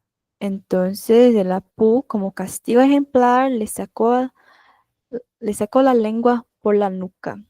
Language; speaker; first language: Spanish; non-native, fluent; Portuguese